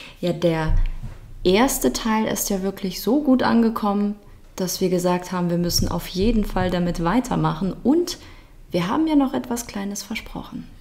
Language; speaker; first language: German; early bilingual, other home language; Russian